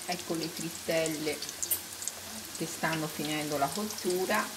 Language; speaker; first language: Italian; native; Italian